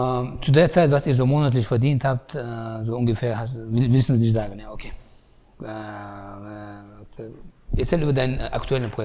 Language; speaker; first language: German; native; German